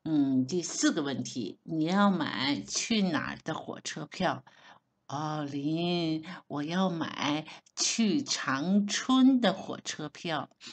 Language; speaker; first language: Chinese; non-native, learner; Hebrew